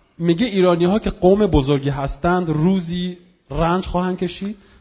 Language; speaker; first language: Persian; non-native, local second language; Kurdish